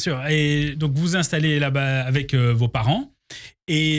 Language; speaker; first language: French; native; French